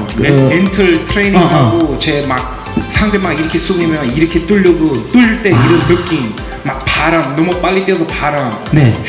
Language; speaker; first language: Korean; non-native, fluent; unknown